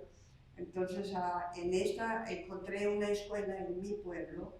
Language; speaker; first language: Spanish; non-native, fluent; Slovak